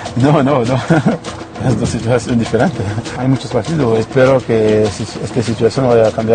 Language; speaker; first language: Spanish; non-native, learner; French